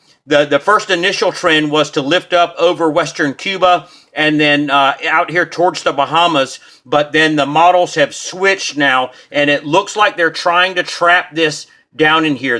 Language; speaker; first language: English; native; English